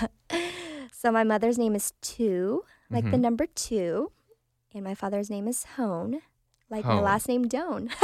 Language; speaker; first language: English; early bilingual, other home language; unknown